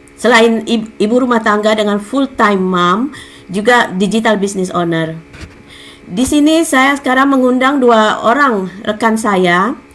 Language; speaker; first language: Indonesian; native; Indonesian